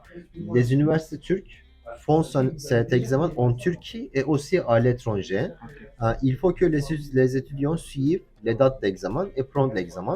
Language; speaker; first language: French; non-native, learner; Turkish